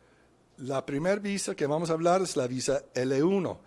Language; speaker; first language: Spanish; non-native, fluent; English